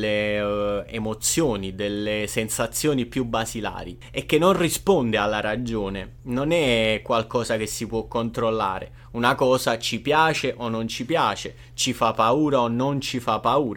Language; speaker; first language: Italian; native; Italian